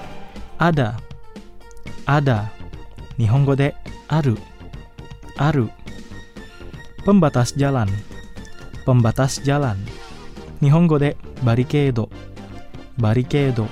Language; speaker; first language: Japanese; non-native, fluent; Indonesian